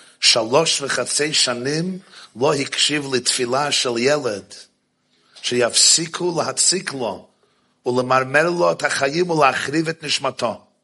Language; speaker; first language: Hebrew; non-native, fluent; English